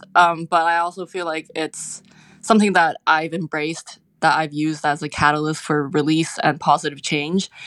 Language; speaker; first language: English; non-native, local second language; Cantonese